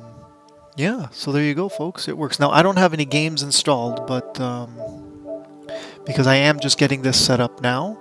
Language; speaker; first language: English; native; English